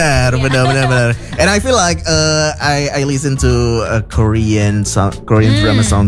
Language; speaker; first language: English; non-native, learner; Indonesian